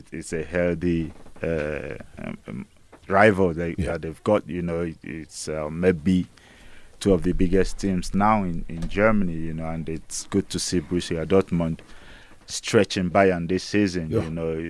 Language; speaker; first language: English; non-native, local second language; Igbo